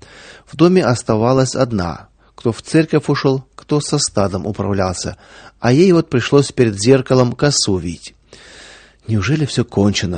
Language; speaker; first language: Russian; native; Russian